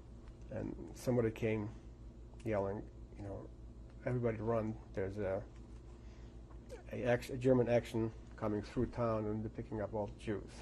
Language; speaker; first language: English; early bilingual, other home language; Yiddish